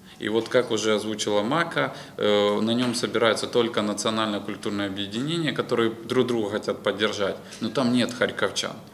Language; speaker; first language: Russian; native; Russian